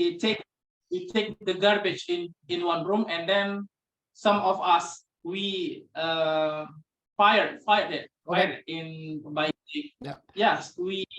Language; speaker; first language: English; non-native, local second language; Indonesian